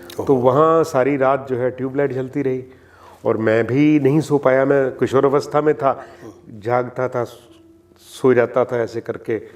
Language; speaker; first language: Hindi; non-native, local second language; Punjabi